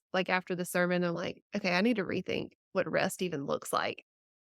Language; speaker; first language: English; native; English